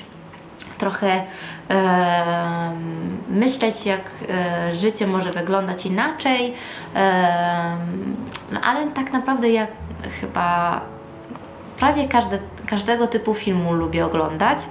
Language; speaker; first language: Polish; early bilingual, heritage; Polish